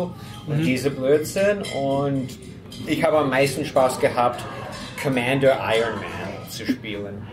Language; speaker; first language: German; non-native, fluent; English